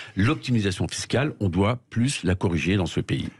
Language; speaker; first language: French; native; French